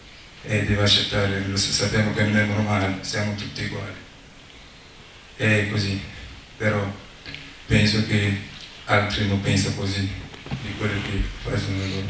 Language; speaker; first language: Italian; non-native, learner; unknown